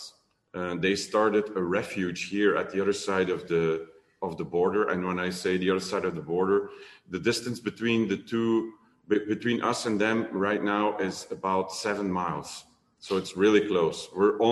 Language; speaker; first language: English; non-native, fluent; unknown